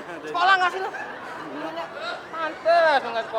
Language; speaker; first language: Indonesian; native; Indonesian